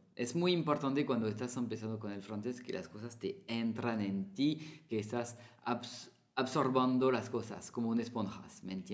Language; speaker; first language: Spanish; non-native, fluent; French